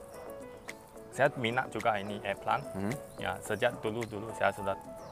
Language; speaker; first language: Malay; non-native, local second language; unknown